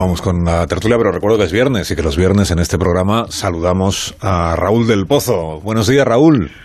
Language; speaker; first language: Spanish; native; Spanish